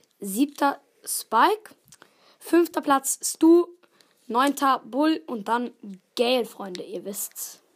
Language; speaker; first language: German; native; German